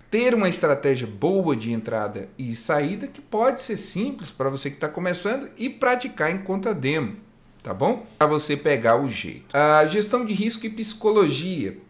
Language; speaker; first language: Portuguese; native; Portuguese